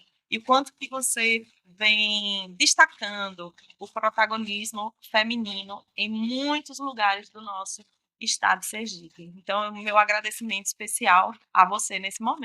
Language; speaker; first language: Portuguese; native; Portuguese